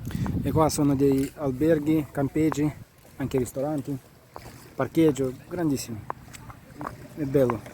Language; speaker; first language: Italian; non-native, fluent; Romanian